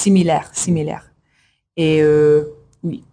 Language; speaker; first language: French; non-native, learner; English